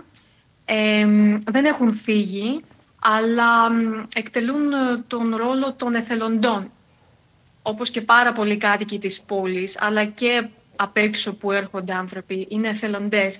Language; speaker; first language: Greek; non-native, fluent; Ukrainian